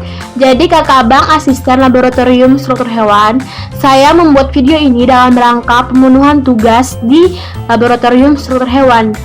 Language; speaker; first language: Indonesian; native; Indonesian